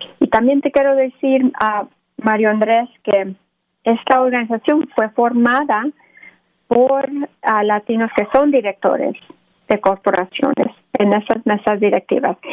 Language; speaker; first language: Spanish; early bilingual, heritage; Spanish